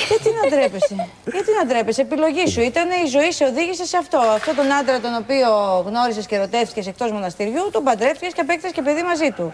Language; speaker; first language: Greek; native; Greek